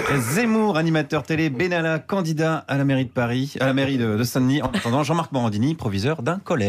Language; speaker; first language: French; native; French